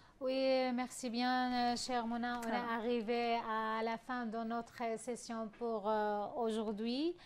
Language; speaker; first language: French; non-native, fluent; Arabic